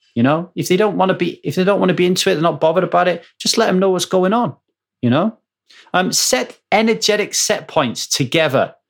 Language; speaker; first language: English; native; English